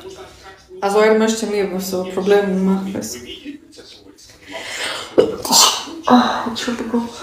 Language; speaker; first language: German; non-native, learner; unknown